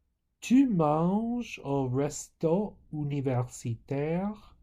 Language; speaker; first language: French; non-native, fluent; English